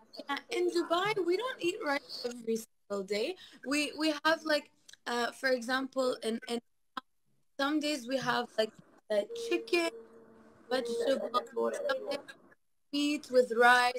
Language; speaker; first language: English; non-native, fluent; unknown